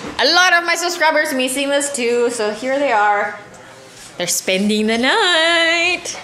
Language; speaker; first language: English; non-native, fluent; Indonesian